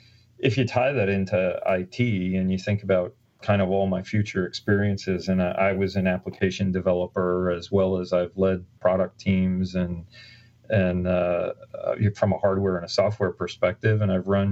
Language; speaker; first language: English; native; English